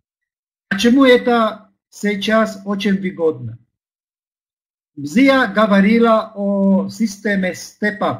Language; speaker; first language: Russian; non-native, learner; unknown